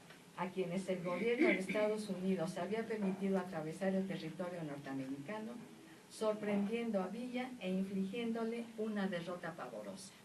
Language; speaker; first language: Spanish; native; Spanish